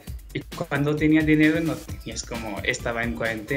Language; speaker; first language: Spanish; non-native, fluent; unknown